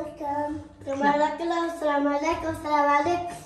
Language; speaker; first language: Arabic; early bilingual, other home language; Urdu